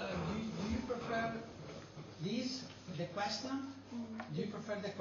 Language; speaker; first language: English; non-native, learner; Italian